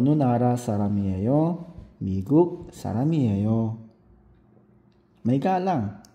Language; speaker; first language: Korean; non-native, fluent; Filipino